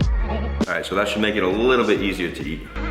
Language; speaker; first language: English; native; English